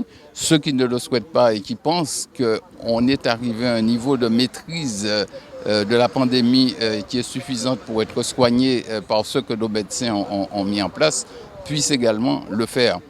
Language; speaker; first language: French; native; French